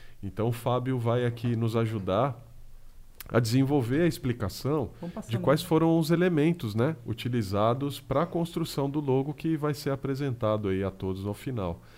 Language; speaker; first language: Portuguese; native; Portuguese